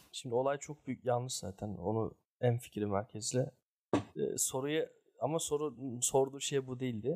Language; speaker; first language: Turkish; early bilingual, heritage; Turkish